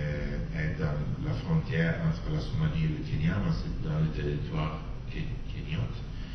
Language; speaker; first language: French; non-native, fluent; Italian